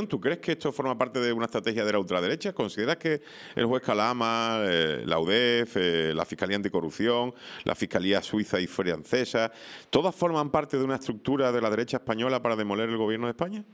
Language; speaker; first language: Spanish; native; Spanish